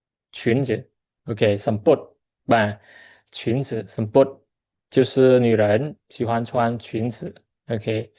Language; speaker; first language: Chinese; non-native, fluent; Khmer